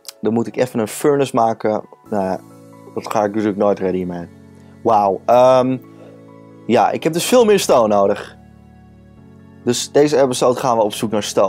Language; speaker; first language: Dutch; native; Dutch